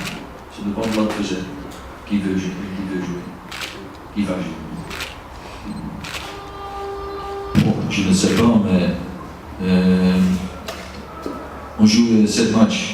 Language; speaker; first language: French; non-native, learner; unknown